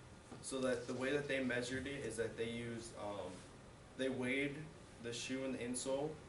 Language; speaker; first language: English; native; English